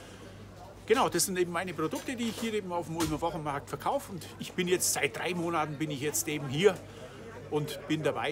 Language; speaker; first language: German; native; German